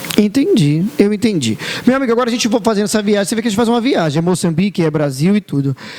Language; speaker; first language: Portuguese; native; Portuguese